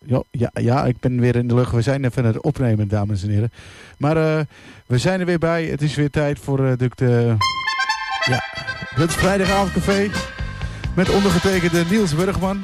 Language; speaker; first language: Dutch; native; Dutch